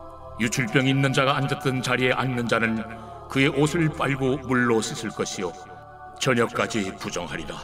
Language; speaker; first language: Korean; native; Korean